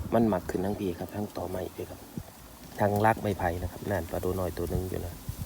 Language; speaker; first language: Thai; native; Thai